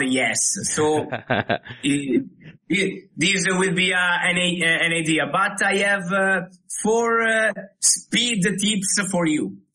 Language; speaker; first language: English; non-native, learner; Italian